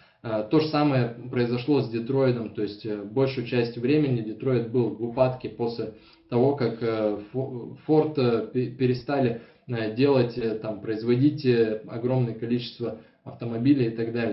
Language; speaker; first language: Russian; native; Russian